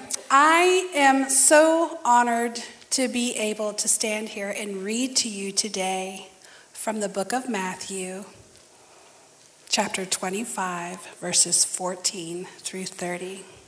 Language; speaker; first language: English; native; English